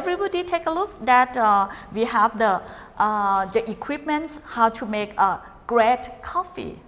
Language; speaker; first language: English; non-native, fluent; Thai